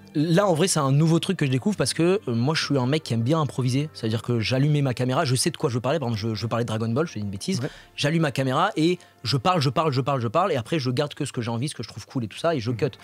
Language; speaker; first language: French; native; French